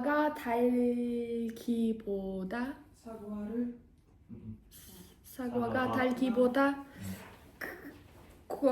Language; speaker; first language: Korean; non-native, learner; Kazakh